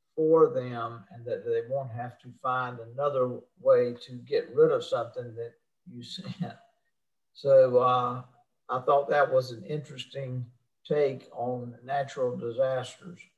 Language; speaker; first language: English; native; English